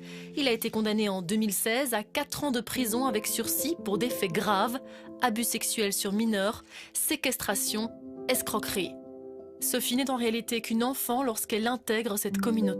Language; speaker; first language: French; native; French